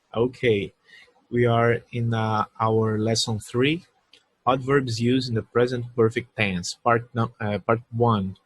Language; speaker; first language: English; non-native, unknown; Portuguese